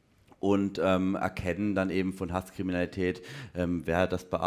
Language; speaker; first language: German; native; German